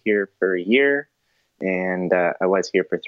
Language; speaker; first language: English; native; English